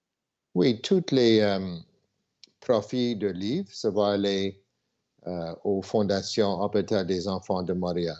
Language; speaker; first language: French; non-native, local second language; English